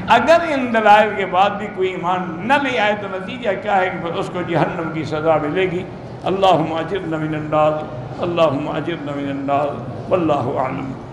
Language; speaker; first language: Urdu; native; Urdu